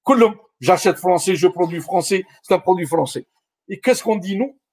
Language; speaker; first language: French; non-native, local second language; Arabic